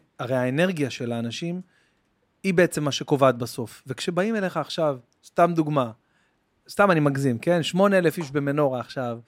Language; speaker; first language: Hebrew; native; Hebrew